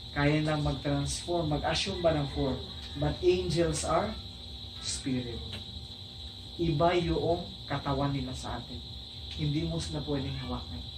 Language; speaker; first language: Filipino; non-native, local second language; Cebuano